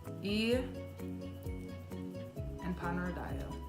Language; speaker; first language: Spanish; non-native, learner; English